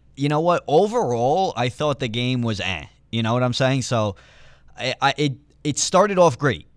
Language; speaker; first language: English; early bilingual, other home language; Italian